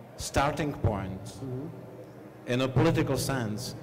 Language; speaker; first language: English; non-native, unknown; Czech